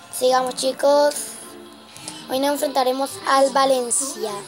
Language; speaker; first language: Spanish; native; Spanish